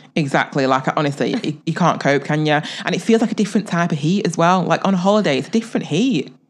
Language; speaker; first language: English; native; English